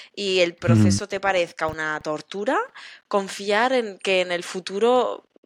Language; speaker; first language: Spanish; native; Spanish